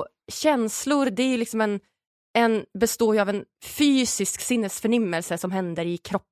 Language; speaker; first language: Swedish; native; Swedish